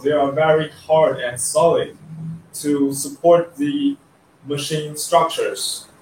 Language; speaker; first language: English; non-native, learner; Chinese